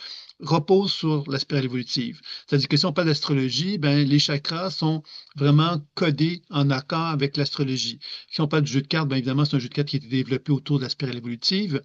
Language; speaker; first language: French; native; French